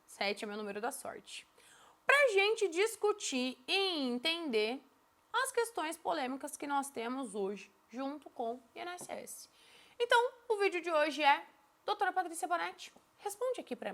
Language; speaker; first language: Portuguese; native; Portuguese